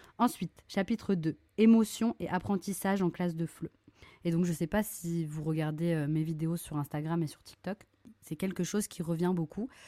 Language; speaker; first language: French; native; French